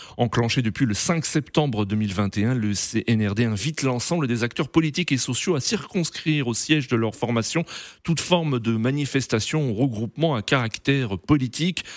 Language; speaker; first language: French; native; French